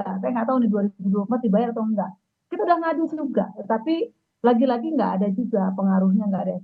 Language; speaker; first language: Indonesian; native; Indonesian